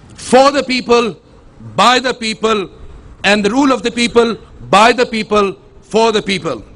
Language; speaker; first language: English; non-native, local second language; Urdu